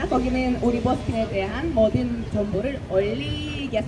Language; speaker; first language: Korean; non-native, fluent; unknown